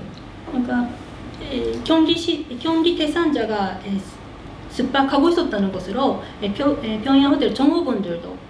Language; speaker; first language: Korean; early bilingual, heritage; Korean